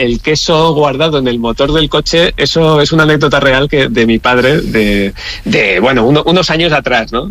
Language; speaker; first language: Spanish; native; Spanish